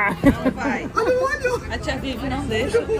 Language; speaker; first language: Portuguese; native; Portuguese